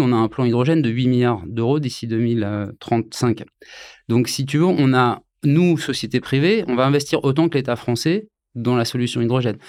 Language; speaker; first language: French; native; French